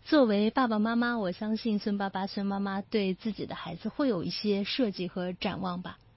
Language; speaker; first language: Chinese; native; Chinese